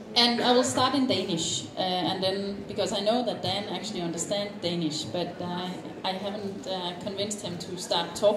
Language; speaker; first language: English; non-native, fluent; Danish